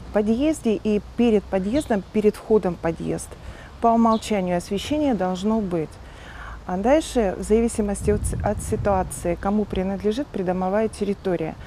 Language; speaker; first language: Russian; native; Russian